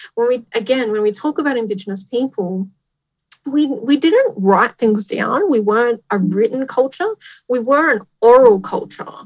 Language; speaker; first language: English; native; English